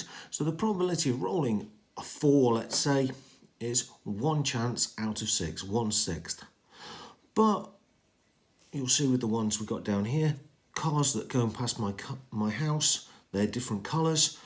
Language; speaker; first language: English; native; English